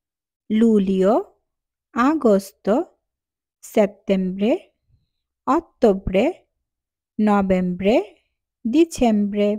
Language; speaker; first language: Italian; non-native, fluent; Bangla